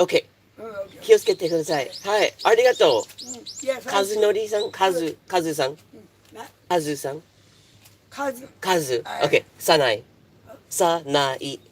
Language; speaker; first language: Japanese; non-native, learner; English